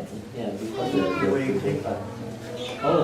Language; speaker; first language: English; non-native, learner; Lao